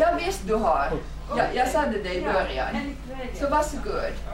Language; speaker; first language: Swedish; non-native, fluent; Finnish